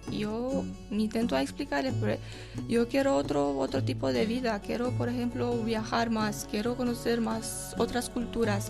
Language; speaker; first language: Spanish; non-native, fluent; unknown